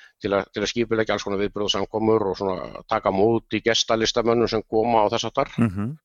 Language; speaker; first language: Icelandic; native; Icelandic